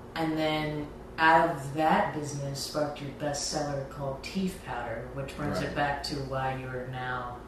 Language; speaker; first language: English; native; English